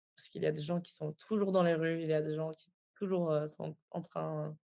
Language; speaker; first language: French; non-native, fluent; Persian